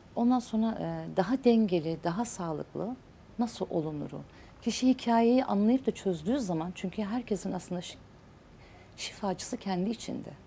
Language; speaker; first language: Turkish; native; Turkish